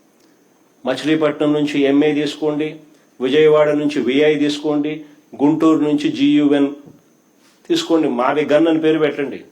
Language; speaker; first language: Telugu; native; Telugu